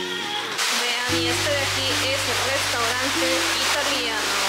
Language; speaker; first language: Spanish; native; Spanish